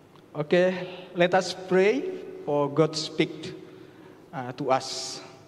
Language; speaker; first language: English; non-native, learner; Indonesian